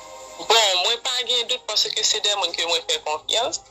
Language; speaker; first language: Haitian Creole; native; Haitian Creole